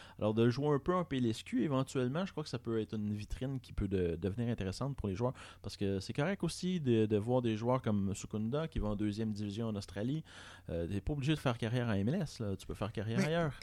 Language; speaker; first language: French; native; French